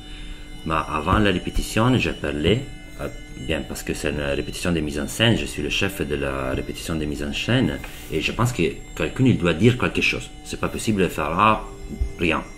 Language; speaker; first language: French; non-native, learner; Italian